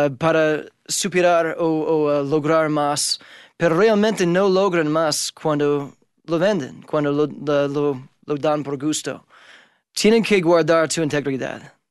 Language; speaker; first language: Spanish; non-native, fluent; English